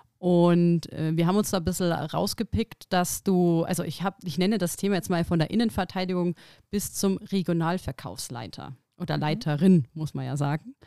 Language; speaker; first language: German; native; German